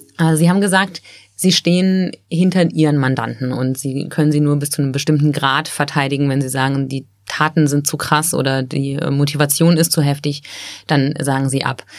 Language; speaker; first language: German; native; German